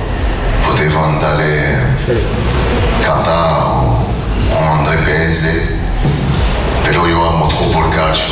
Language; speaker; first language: Italian; non-native, fluent; French